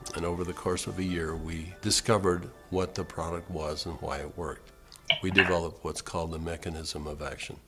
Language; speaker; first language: English; native; English